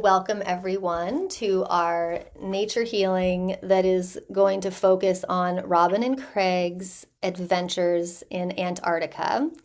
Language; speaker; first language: English; native; English